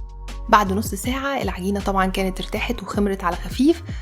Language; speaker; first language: Arabic; native; Arabic